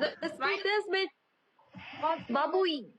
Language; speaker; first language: English; non-native, learner; Korean